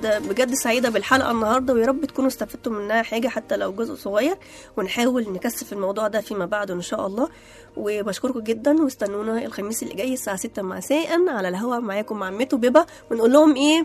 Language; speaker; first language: Arabic; native; Arabic